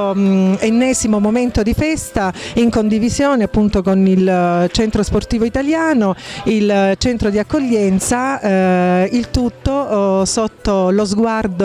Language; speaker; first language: Italian; native; Italian